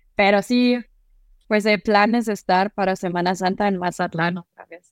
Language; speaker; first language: Spanish; non-native, fluent; German